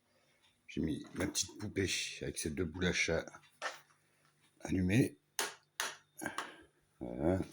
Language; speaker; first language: French; native; French